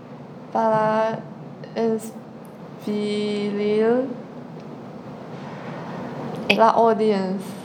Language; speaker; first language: Spanish; non-native, learner; Chinese